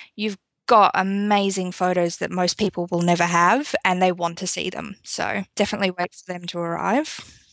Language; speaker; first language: English; native; English